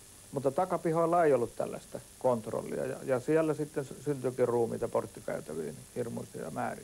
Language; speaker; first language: Finnish; native; Finnish